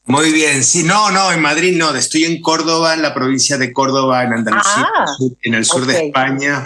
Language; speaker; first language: Spanish; native; Spanish